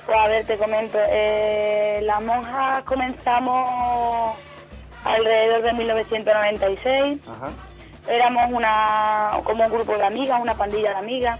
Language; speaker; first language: Spanish; native; Spanish